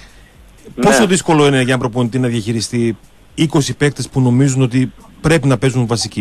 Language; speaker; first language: Greek; native; Greek